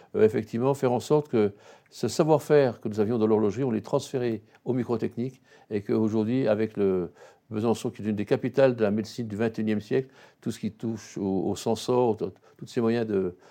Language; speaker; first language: French; native; French